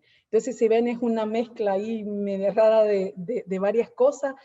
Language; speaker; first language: Spanish; native; Spanish